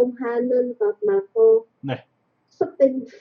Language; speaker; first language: Korean; non-native, learner; Vietnamese